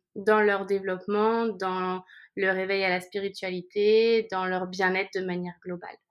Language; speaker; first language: French; native; French